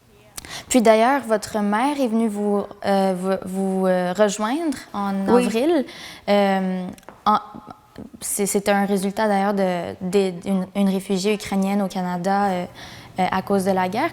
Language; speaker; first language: French; native; French